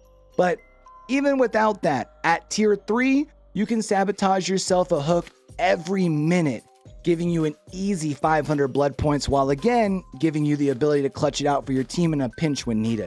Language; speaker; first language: English; native; English